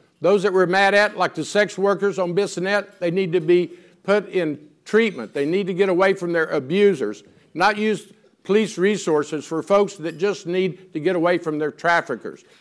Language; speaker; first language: English; native; English